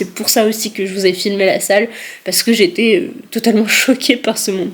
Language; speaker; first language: French; native; French